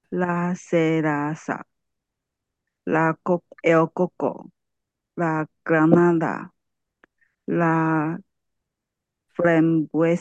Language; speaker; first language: Spanish; non-native, learner; Chinese